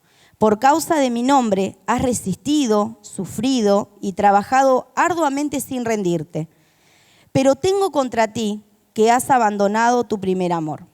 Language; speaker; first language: Spanish; native; Spanish